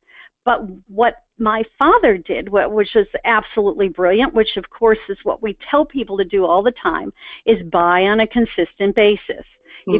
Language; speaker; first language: English; native; English